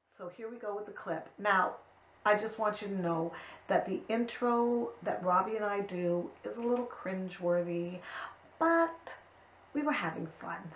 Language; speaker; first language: English; native; English